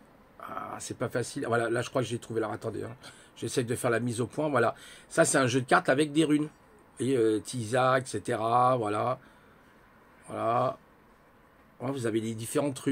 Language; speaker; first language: French; native; French